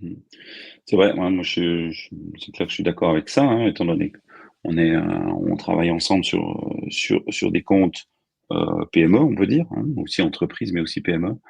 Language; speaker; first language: French; native; French